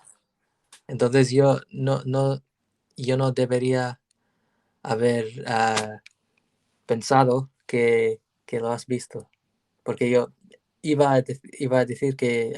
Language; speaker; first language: Spanish; non-native, learner; English